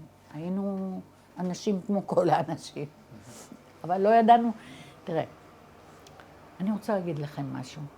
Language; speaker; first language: Hebrew; early bilingual, other home language; Arabic